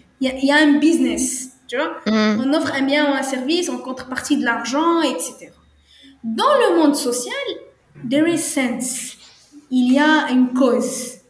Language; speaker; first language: French; non-native, local second language; Arabic